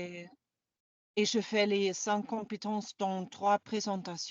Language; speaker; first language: French; non-native, fluent; German